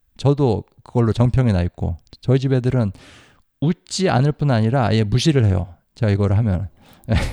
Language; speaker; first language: Korean; native; Korean